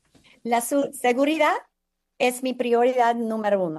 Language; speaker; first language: Spanish; non-native, fluent; English